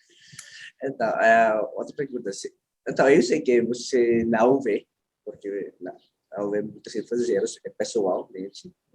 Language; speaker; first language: Portuguese; non-native, learner; Filipino